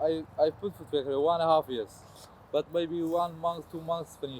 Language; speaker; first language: English; non-native, learner; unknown